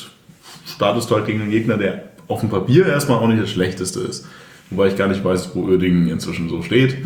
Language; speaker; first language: German; native; German